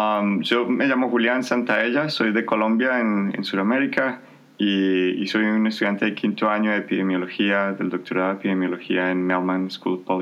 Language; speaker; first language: Spanish; native; Spanish